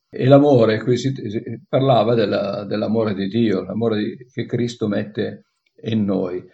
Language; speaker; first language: Italian; native; Italian